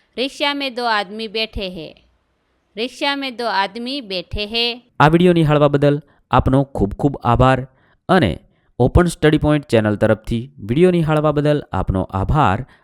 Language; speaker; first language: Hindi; non-native, local second language; Gujarati